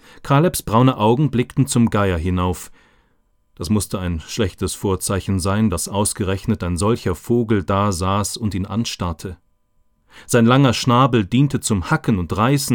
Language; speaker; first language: German; native; German